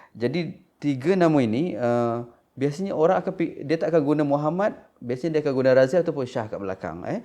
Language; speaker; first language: Malay; non-native, local second language; Iban